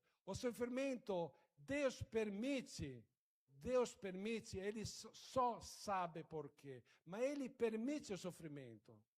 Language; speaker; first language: Portuguese; non-native, fluent; Italian